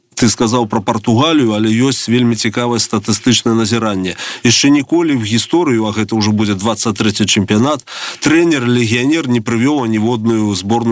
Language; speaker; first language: Belarusian; native; Belarusian